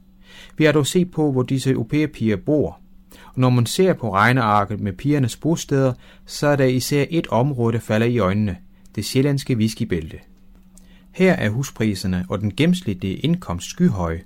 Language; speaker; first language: Danish; native; Danish